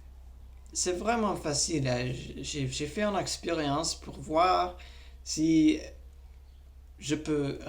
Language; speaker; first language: French; non-native, learner; English